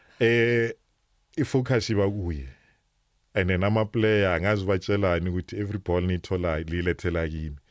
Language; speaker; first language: Zulu; non-native, local second language; Northern Sotho